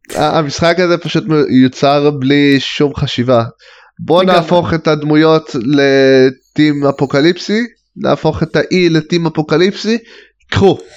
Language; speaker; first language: Hebrew; native; Hebrew